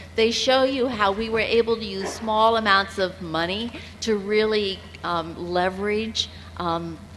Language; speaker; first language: English; native; English